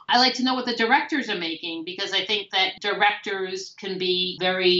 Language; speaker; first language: English; native; English